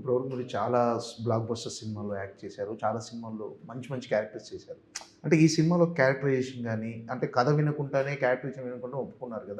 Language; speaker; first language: Telugu; native; Telugu